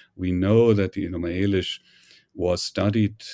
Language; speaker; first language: English; non-native, fluent; German